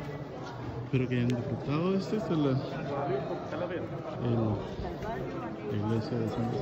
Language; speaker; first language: Spanish; early bilingual, heritage; Spanish